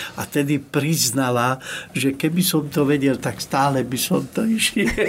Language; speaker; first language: Slovak; non-native, local second language; Hungarian